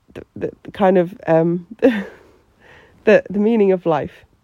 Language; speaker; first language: English; non-native, fluent; Finnish